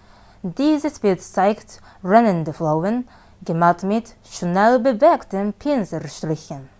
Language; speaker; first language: German; non-native, learner; Japanese